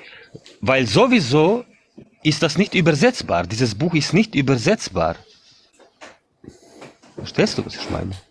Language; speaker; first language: German; non-native, fluent; Bosnian